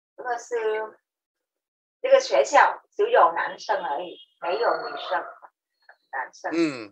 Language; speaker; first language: Chinese; non-native, learner; Vietnamese